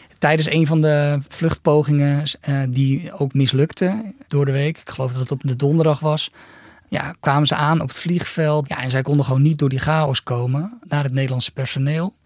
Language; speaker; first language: Dutch; native; Dutch